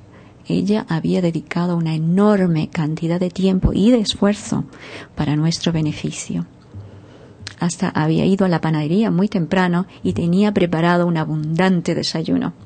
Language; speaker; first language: Spanish; native; Spanish